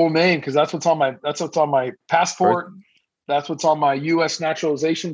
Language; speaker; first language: English; early bilingual, other home language; Persian